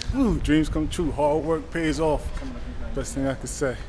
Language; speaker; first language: English; native; English